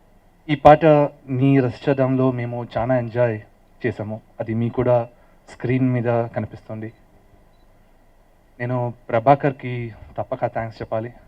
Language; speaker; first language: Telugu; non-native, learner; Tamil